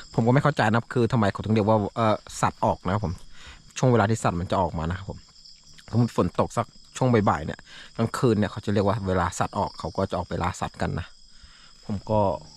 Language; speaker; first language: Thai; non-native, local second language; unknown